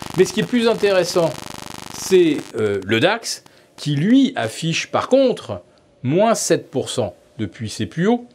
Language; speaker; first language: French; native; French